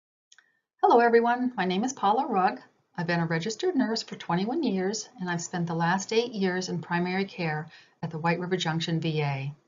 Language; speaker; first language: English; native; English